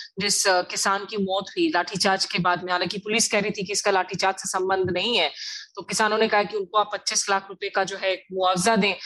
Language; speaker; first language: Hindi; native; Hindi